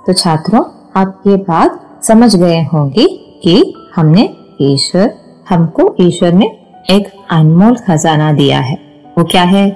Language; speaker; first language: Hindi; non-native, local second language; Malayalam